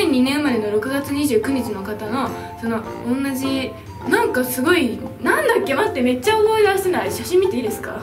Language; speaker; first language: Japanese; native; Japanese